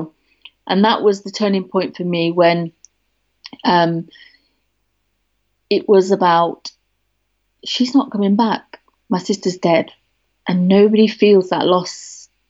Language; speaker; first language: English; native; English